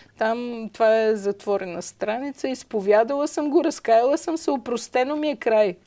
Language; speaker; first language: Bulgarian; native; Bulgarian